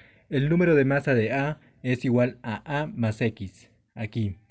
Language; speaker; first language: Spanish; native; Spanish